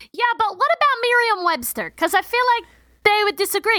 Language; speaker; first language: English; native; English